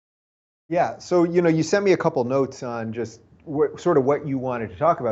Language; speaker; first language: English; native; English